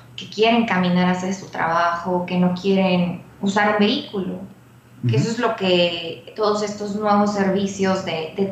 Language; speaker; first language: Spanish; native; Spanish